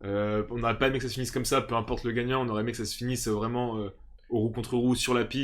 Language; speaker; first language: French; native; French